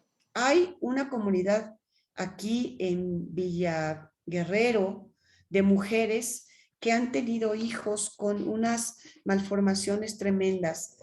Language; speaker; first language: Spanish; native; Spanish